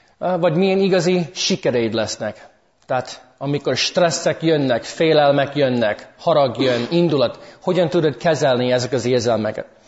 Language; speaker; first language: Hungarian; early bilingual, heritage; English